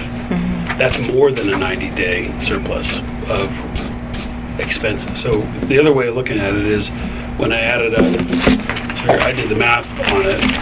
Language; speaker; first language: English; native; English